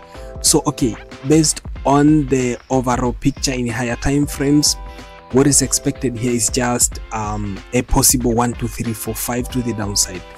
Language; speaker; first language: English; non-native, local second language; Swahili